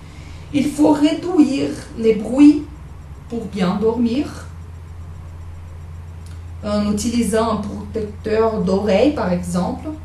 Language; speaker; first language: French; non-native, learner; Portuguese